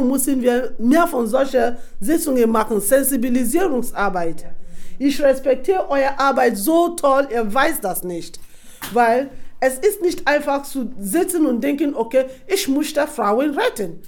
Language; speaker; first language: German; non-native, fluent; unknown